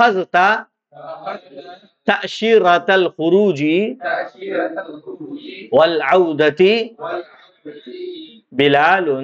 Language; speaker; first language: Arabic; non-native, fluent; Urdu